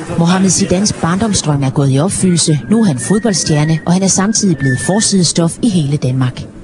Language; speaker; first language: Danish; native; Danish